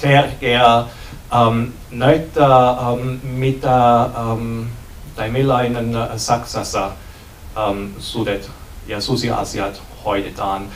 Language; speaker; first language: Finnish; non-native, learner; German